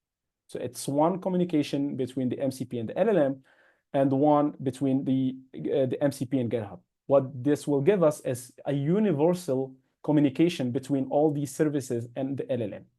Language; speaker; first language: English; non-native, fluent; Arabic